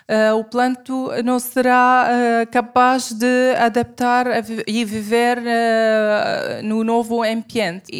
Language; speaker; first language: Portuguese; non-native, fluent; Arabic